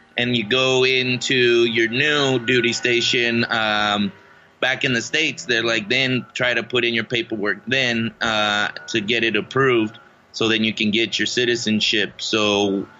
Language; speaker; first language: English; native; English